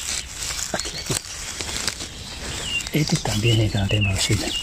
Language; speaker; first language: Spanish; non-native, learner; Chinese